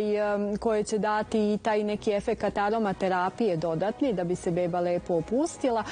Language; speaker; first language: Serbian; native; Serbian